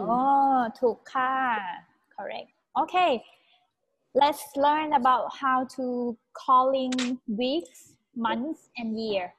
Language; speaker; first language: English; non-native, fluent; Thai